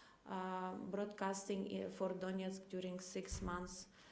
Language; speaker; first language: English; non-native, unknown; Ukrainian